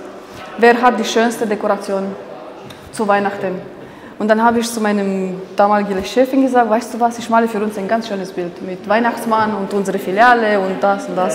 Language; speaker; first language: German; non-native, fluent; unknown